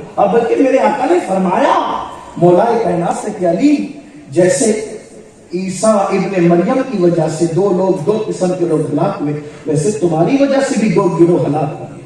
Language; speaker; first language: Urdu; native; Urdu